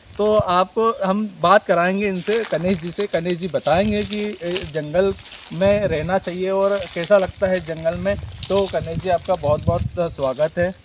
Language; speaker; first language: Hindi; native; Hindi